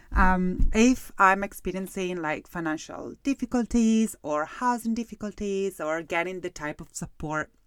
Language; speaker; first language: English; non-native, fluent; Italian